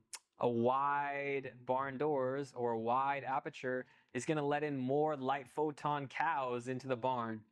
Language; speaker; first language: English; native; English